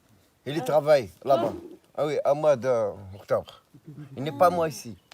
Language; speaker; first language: French; non-native, learner; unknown